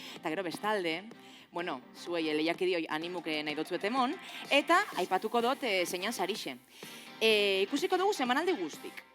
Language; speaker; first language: Basque; native; Basque